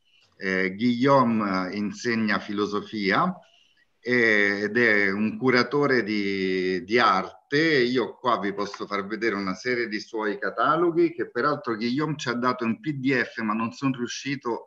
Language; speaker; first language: Italian; native; Italian